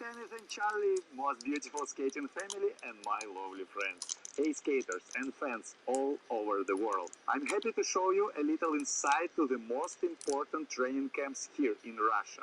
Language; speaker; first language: English; non-native, fluent; Russian